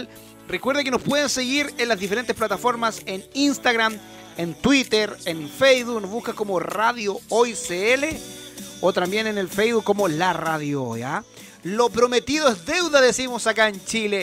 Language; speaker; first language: Spanish; native; Spanish